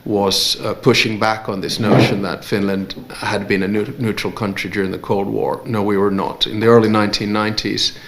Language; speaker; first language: English; non-native, fluent; Finnish